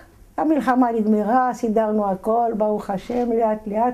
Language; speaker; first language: Hebrew; non-native, fluent; Arabic